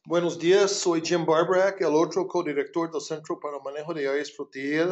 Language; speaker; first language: Spanish; non-native, fluent; English